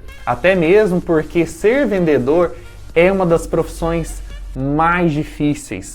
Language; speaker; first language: Portuguese; native; Portuguese